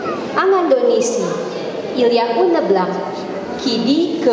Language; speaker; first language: French; non-native, learner; Indonesian